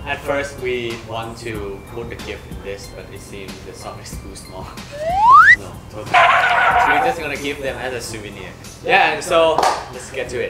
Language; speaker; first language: English; non-native, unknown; Thai